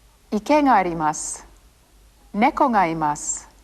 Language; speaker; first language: Japanese; non-native, fluent; English